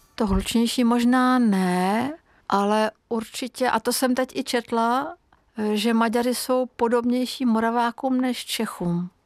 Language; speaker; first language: Czech; non-native, fluent; Hungarian